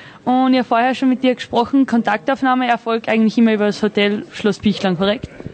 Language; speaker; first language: German; native; German